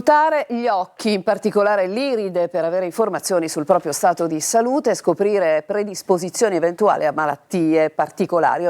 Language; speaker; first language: Italian; native; Italian